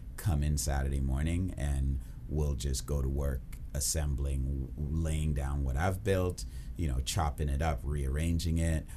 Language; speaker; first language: English; early bilingual, other home language; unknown